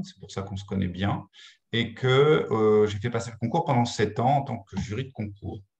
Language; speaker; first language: French; native; French